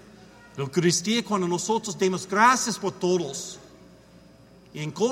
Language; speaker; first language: Spanish; non-native, learner; English